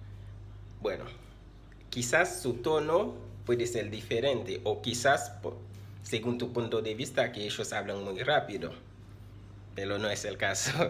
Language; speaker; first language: Spanish; non-native, fluent; Haitian Creole